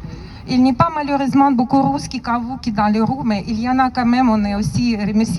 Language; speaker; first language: French; non-native, learner; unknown